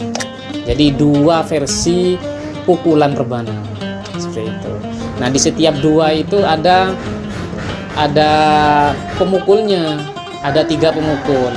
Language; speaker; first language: Indonesian; non-native, local second language; Madurese